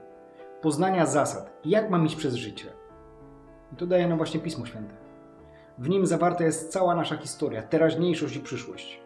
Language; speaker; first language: Polish; native; Polish